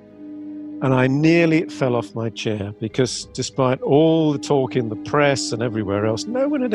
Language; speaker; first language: English; native; English